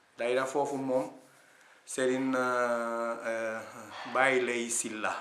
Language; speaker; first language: Wolof; non-native, fluent; Italian